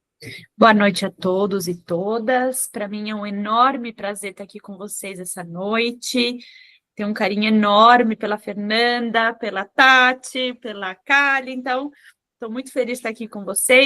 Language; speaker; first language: Portuguese; native; Portuguese